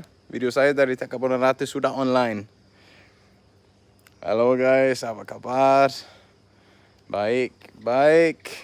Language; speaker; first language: Indonesian; non-native, fluent; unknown